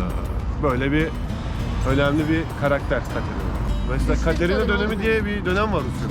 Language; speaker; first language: Turkish; native; Turkish